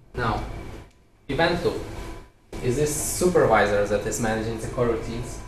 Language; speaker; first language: English; non-native, fluent; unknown